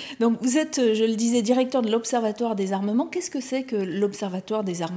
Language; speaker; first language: French; native; French